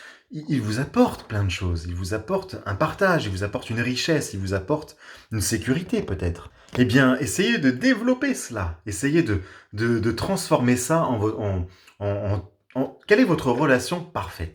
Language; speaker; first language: French; native; French